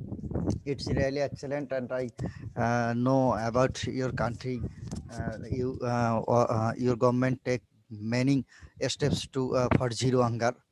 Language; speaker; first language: English; non-native, learner; Bangla